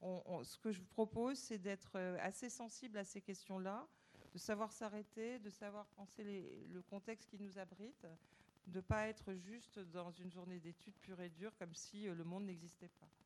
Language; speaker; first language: French; native; French